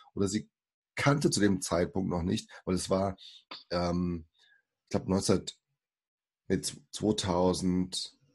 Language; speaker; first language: German; early bilingual, other home language; Portuguese